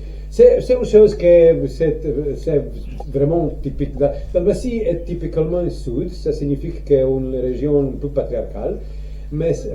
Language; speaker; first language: French; non-native, learner; Croatian